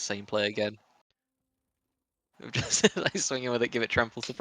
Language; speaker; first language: English; native; English